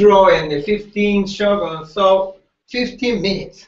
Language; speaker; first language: English; non-native, learner; Japanese